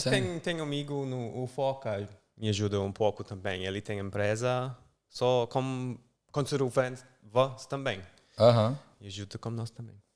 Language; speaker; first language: Portuguese; non-native, learner; English